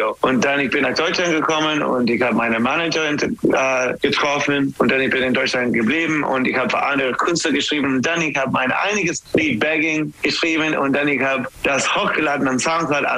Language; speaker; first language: German; non-native, fluent; English